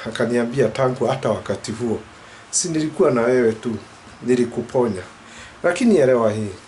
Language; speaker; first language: Swahili; non-native, local second language; Kikuyu